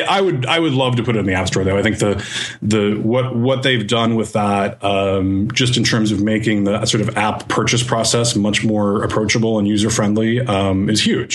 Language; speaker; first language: English; native; English